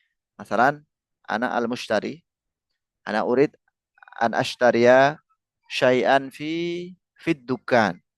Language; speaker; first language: Arabic; non-native, fluent; Indonesian